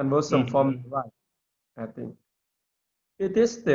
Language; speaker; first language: English; non-native, learner; Lao